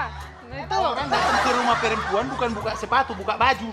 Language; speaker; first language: Indonesian; native; Indonesian